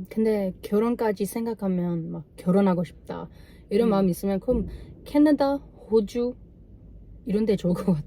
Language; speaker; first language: Korean; non-native, learner; English